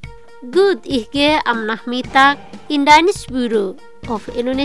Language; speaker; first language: German; non-native, fluent; Indonesian